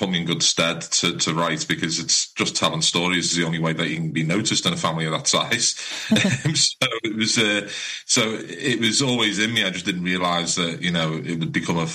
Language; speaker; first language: English; native; English